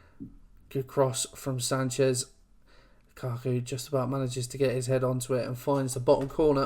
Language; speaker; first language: English; native; English